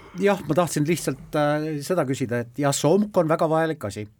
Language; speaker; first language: Estonian; native; Estonian